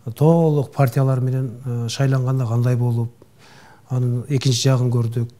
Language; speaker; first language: Kyrgyz; native; Kyrgyz